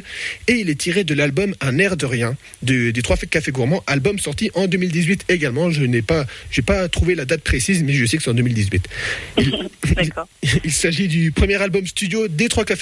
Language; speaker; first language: French; native; French